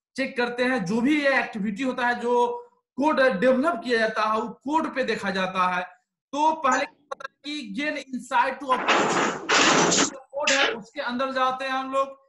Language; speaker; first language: Hindi; native; Hindi